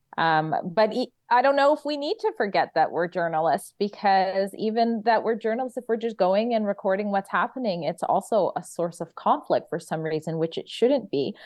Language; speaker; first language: English; native; English